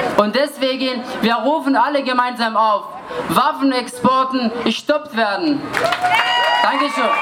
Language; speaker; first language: German; non-native, fluent; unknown